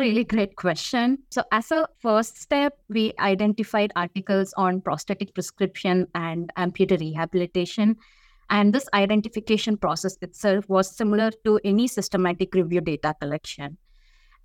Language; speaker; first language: English; non-native, local second language; Tamil